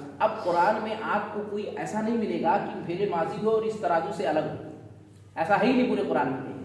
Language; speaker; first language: Urdu; native; Urdu